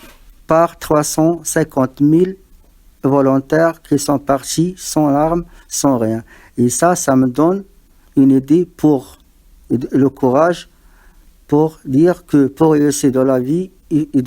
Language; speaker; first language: French; non-native, learner; Arabic